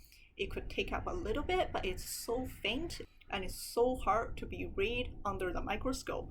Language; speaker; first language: English; non-native, fluent; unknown